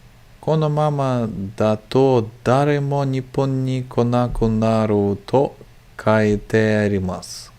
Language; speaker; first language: Japanese; non-native, learner; English